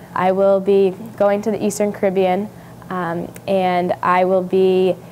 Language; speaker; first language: English; native; English